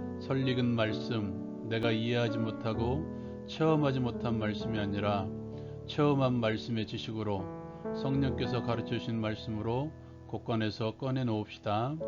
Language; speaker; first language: Korean; native; Korean